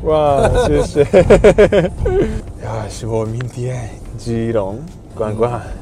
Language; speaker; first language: Chinese; non-native, learner; Japanese